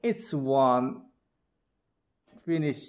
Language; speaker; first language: English; non-native, learner; Korean